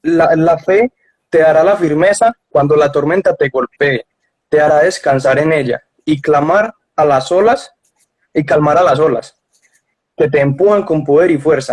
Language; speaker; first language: Spanish; native; Spanish